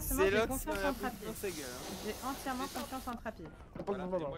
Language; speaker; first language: French; native; French